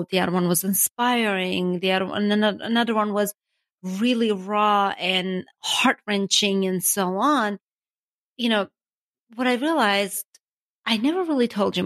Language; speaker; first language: English; non-native, fluent; Armenian